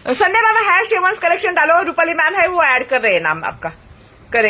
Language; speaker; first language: Hindi; non-native, local second language; Marathi